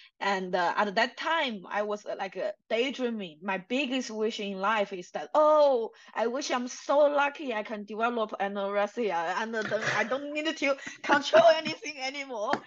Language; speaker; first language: English; non-native, fluent; Chinese